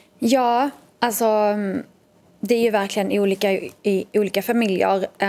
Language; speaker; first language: Swedish; early bilingual, other home language; Arabic